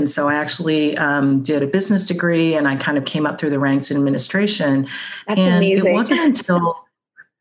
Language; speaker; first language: English; non-native, local second language; Cantonese